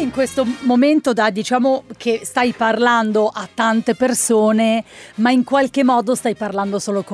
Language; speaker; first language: Italian; native; Italian